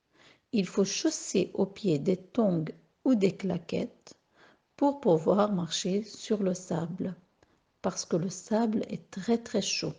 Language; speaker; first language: French; non-native, local second language; Arabic